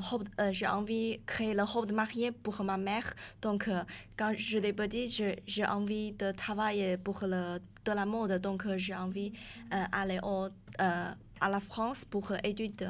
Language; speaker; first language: French; non-native, learner; Chinese